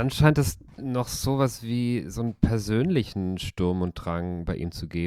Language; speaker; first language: German; native; German